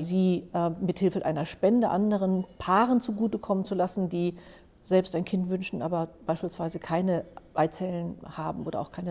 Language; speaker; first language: German; native; German